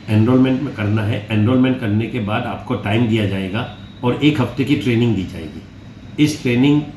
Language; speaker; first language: Hindi; non-native, local second language; Gujarati